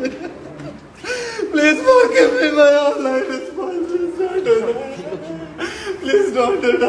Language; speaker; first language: English; non-native, learner; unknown